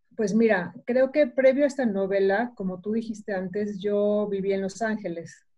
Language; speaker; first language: Spanish; native; Spanish